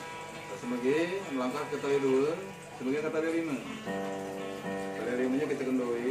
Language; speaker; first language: Indonesian; non-native, local second language; Malay